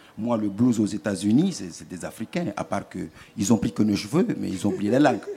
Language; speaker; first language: French; non-native, local second language; Comorian